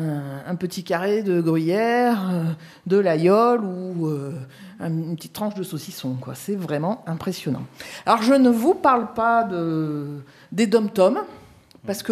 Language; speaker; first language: French; native; French